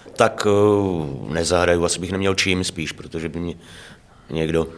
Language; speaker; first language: Czech; native; Czech